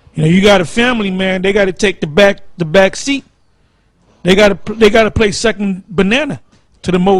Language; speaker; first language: English; native; English